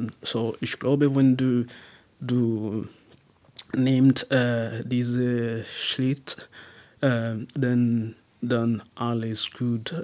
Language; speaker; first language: German; non-native, learner; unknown